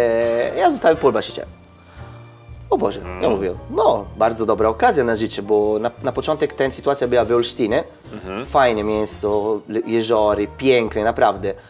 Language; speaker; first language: Polish; non-native, learner; Italian